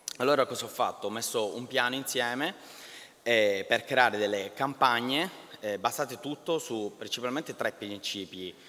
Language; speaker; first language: Italian; native; Italian